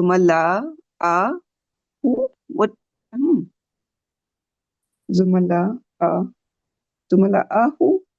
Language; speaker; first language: Arabic; non-native, learner; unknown